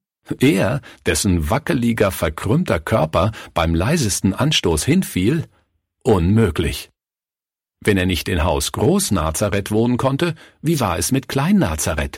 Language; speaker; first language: German; native; German